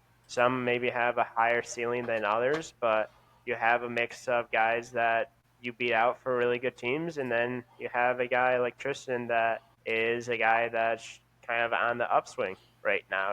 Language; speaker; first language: English; native; English